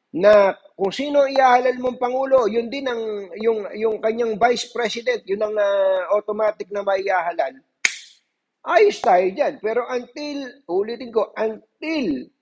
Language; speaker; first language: Filipino; native; Filipino